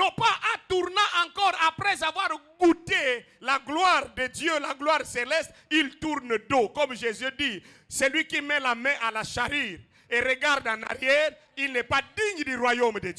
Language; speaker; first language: French; non-native, local second language; Lingala